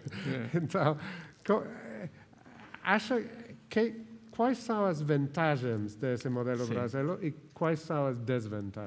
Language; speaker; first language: Portuguese; non-native, fluent; Spanish